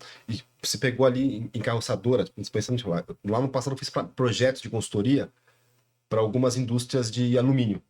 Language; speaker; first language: Portuguese; native; Portuguese